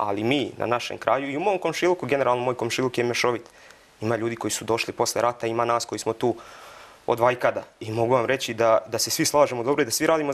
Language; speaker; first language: Croatian; native; Croatian